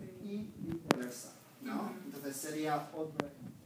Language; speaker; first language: Spanish; non-native, fluent; English